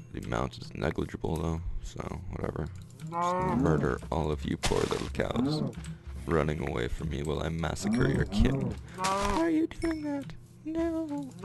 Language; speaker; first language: English; native; English